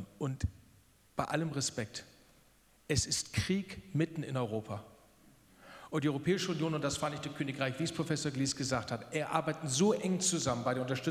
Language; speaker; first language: German; native; German